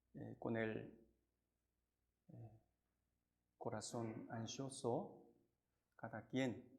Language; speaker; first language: Spanish; non-native, fluent; Korean